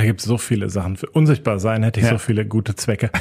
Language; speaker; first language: German; native; German